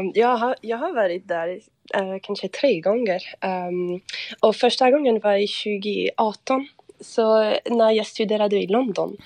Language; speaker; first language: Swedish; non-native, fluent; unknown